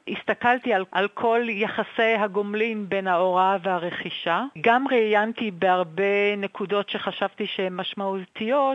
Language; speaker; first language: Hebrew; native; Hebrew